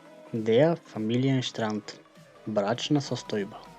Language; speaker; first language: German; non-native, fluent; Macedonian